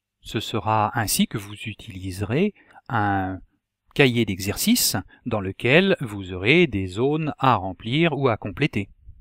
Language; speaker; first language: French; native; French